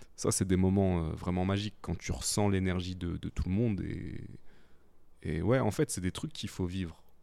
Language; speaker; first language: French; native; French